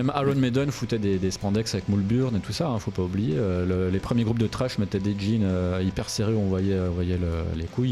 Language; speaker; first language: French; native; French